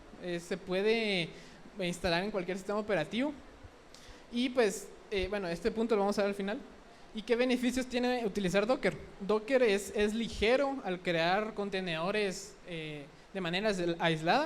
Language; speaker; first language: Spanish; native; Spanish